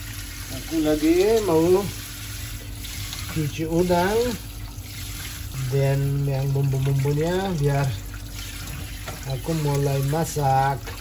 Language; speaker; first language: Indonesian; non-native, learner; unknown